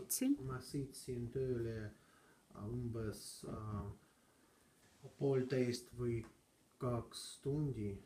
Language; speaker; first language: Estonian; non-native, learner; Russian